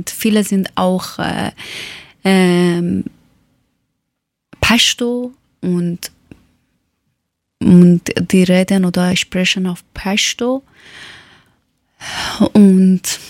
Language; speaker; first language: German; non-native, learner; Persian